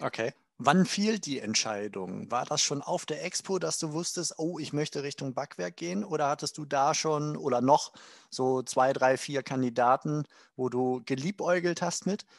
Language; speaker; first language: German; native; German